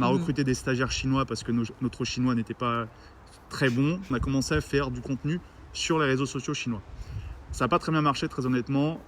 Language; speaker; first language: French; native; French